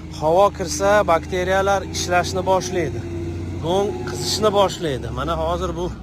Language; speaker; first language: Uzbek; non-native, local second language; Russian